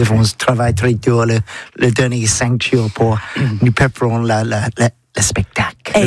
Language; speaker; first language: French; non-native, learner; English